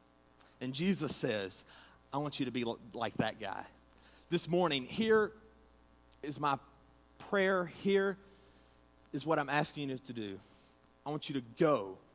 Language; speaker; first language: English; native; English